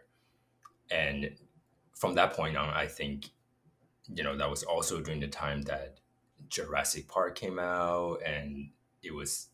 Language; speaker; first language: English; non-native, fluent; Chinese